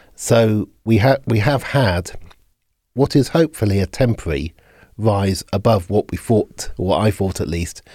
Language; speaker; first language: English; native; English